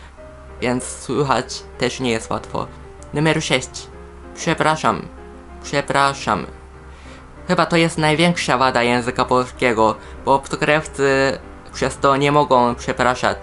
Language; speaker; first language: Polish; non-native, fluent; Japanese